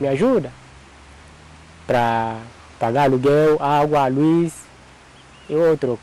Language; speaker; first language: Portuguese; non-native, learner; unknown